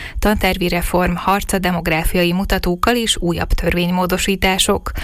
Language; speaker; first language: Hungarian; native; Hungarian